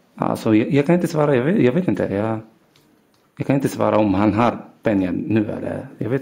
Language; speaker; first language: Swedish; non-native, learner; Arabic